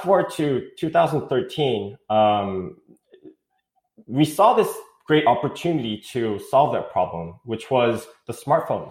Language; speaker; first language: English; non-native, fluent; Korean